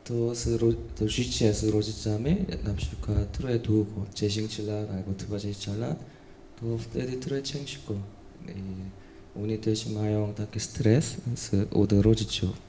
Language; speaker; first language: Polish; non-native, learner; Korean